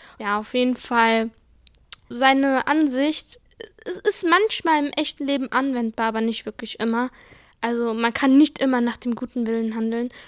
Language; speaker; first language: German; early bilingual, other home language; Arabic